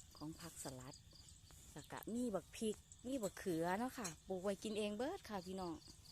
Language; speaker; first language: Thai; native; Thai